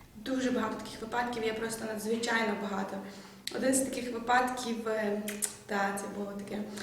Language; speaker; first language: Ukrainian; native; Ukrainian